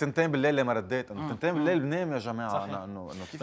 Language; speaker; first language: Arabic; native; Arabic